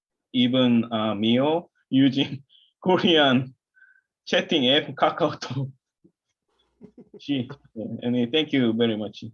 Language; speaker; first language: English; non-native, learner; Korean